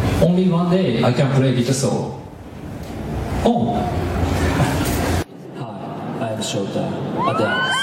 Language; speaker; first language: English; non-native, learner; Japanese